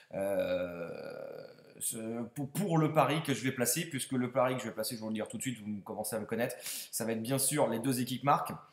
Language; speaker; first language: French; native; French